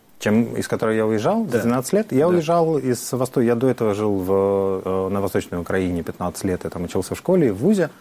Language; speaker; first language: Russian; native; Russian